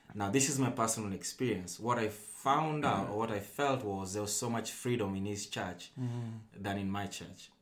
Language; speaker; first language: English; non-native, local second language; Luyia